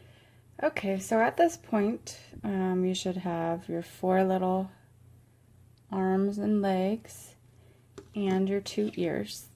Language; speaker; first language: English; native; English